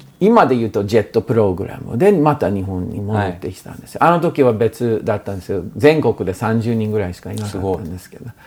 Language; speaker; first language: Japanese; non-native, fluent; English